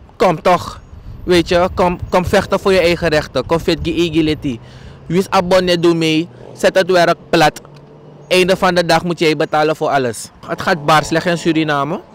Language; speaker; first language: Dutch; native; Dutch